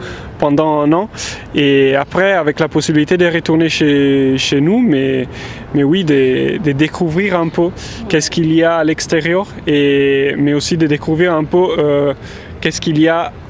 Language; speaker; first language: French; non-native, fluent; Italian